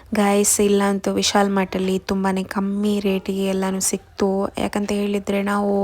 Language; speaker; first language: Kannada; native; Kannada